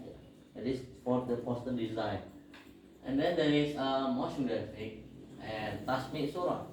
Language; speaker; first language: English; non-native, learner; Indonesian